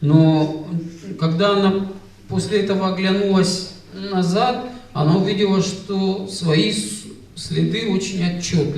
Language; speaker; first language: Russian; native; Russian